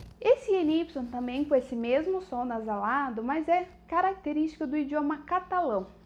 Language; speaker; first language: Portuguese; native; Portuguese